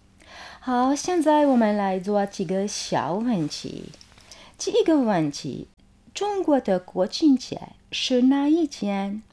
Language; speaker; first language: Chinese; non-native, fluent; Arabic